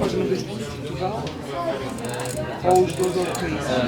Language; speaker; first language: Portuguese; non-native, learner; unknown